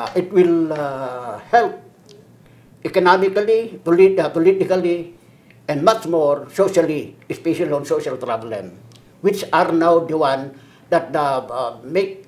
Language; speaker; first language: English; non-native, local second language; Filipino